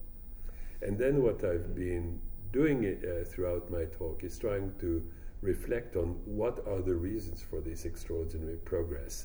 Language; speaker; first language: English; non-native, fluent; French